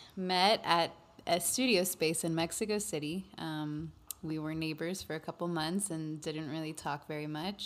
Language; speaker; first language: English; native; English